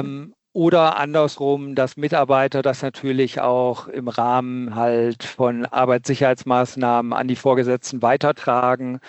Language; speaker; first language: German; native; German